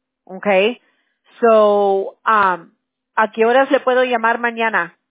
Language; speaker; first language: Spanish; early bilingual, heritage; Spanish